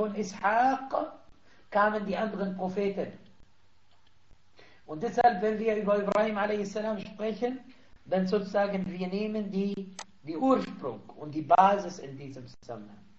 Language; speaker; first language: German; non-native, fluent; Arabic